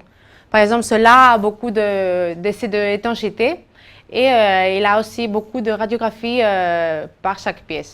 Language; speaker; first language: French; non-native, fluent; Spanish